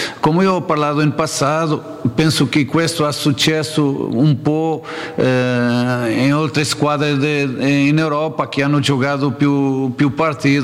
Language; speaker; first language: Italian; non-native, learner; Portuguese